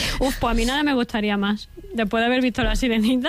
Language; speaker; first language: Spanish; native; Spanish